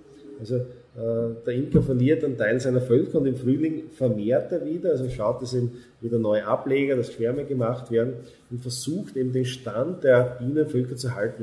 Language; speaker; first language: German; native; German